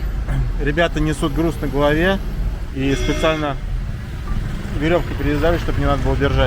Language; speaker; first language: Russian; native; Russian